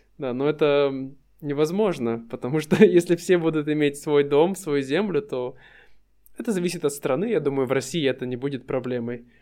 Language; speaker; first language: Russian; native; Russian